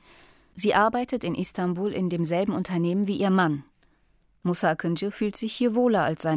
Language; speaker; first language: German; native; German